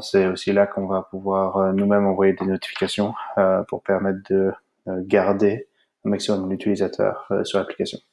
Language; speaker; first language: French; native; French